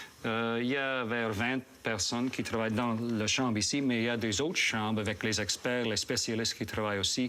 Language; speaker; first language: French; non-native, fluent; English